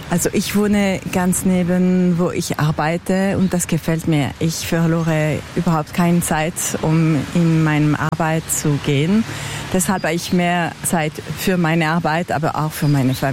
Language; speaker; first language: German; non-native, local second language; French